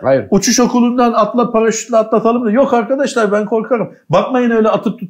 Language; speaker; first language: Turkish; native; Turkish